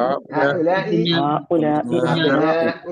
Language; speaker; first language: Arabic; non-native, fluent; Malayalam